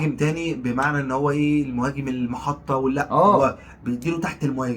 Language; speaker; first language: Arabic; native; Arabic